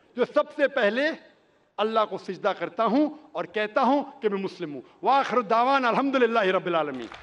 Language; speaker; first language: Hindi; non-native, local second language; Konkani